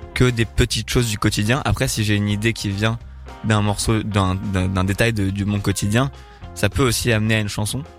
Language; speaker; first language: French; native; French